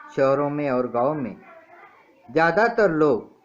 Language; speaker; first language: Hindi; non-native, local second language; Marathi